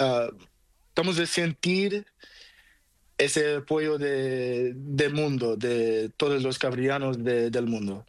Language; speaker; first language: Spanish; non-native, learner; Portuguese